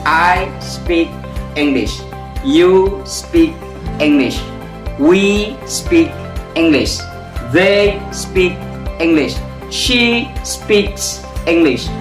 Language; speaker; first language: English; non-native, learner; Indonesian